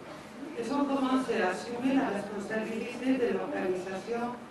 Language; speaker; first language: French; non-native, fluent; Spanish